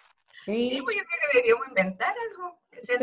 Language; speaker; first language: Spanish; native; Spanish